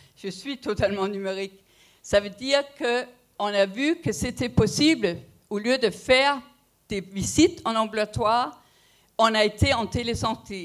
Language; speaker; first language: French; non-native, fluent; Danish